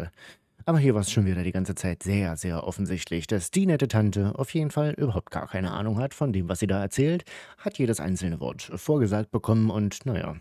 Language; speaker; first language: German; native; German